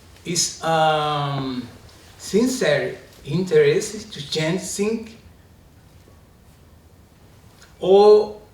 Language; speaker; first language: English; non-native, learner; Portuguese